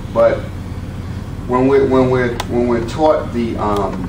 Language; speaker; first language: English; native; English